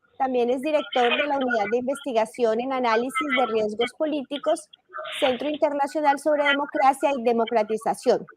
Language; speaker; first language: Spanish; native; Spanish